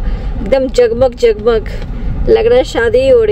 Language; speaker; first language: Hindi; native; Hindi